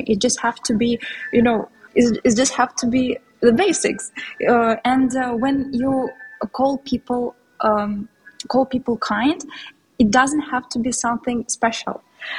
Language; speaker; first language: English; non-native, fluent; Tatar